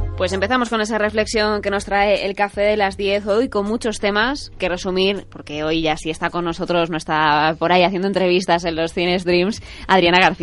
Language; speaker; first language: Spanish; native; Spanish